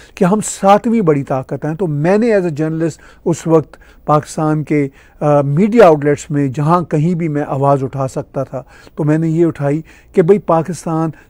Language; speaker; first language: Urdu; non-native, local second language; Punjabi